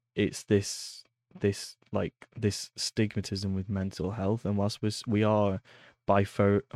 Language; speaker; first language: English; native; English